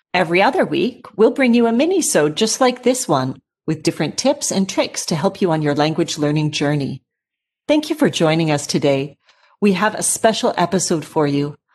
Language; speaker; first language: English; native; English